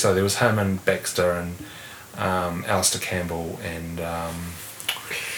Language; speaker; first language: English; native; English